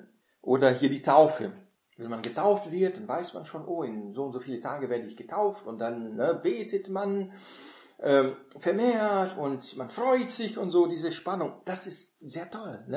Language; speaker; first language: German; non-native, fluent; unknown